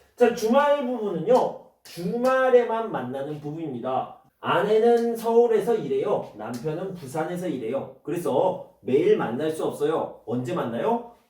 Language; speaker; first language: Korean; native; Korean